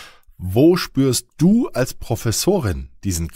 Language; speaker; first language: German; native; German